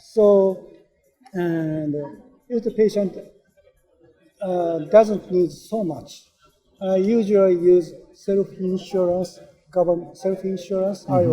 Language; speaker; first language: English; non-native, learner; Japanese